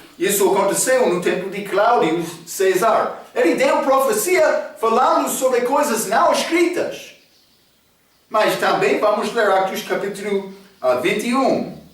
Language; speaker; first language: Portuguese; non-native, learner; English